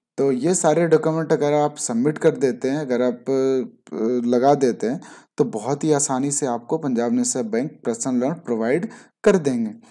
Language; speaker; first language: Hindi; native; Hindi